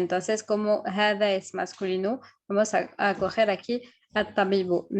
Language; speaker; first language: Spanish; non-native, fluent; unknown